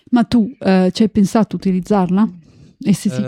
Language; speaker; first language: Italian; native; Italian